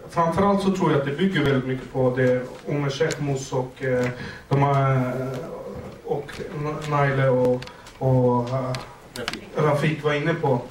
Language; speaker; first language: Swedish; early bilingual, other home language; Kurdish